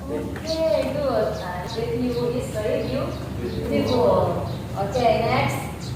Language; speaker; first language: English; non-native, local second language; Indonesian